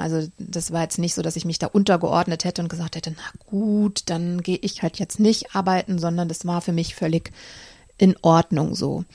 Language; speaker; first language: German; native; German